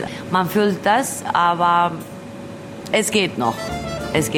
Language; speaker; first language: German; early bilingual, other home language; Albanian